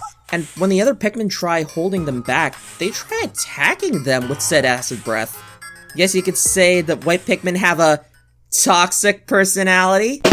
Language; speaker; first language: English; native; English